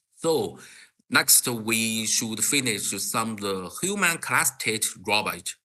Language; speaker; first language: English; non-native, learner; Chinese